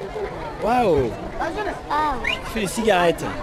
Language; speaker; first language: French; native; French